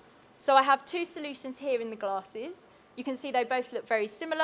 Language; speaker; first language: English; native; English